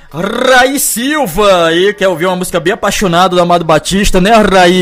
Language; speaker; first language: Portuguese; native; Portuguese